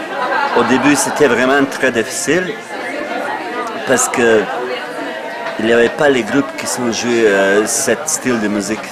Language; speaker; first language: French; non-native, fluent; Bosnian